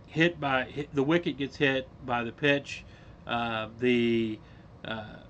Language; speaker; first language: English; native; English